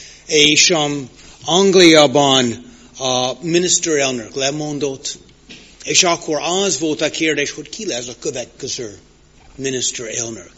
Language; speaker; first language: Hungarian; non-native, fluent; English